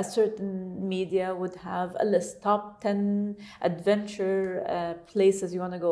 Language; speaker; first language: English; non-native, fluent; Arabic